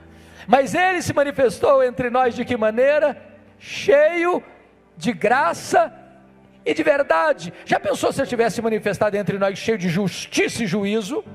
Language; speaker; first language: Portuguese; native; Portuguese